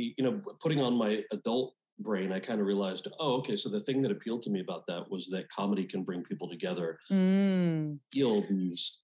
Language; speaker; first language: English; native; English